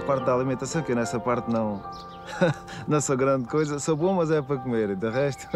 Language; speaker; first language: Portuguese; native; Portuguese